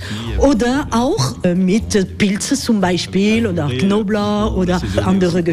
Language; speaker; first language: German; non-native, fluent; French